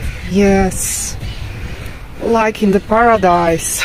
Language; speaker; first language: English; non-native, learner; Polish